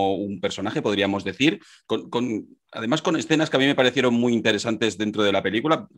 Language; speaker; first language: Spanish; native; Spanish